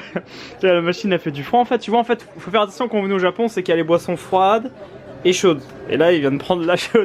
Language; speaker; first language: French; native; French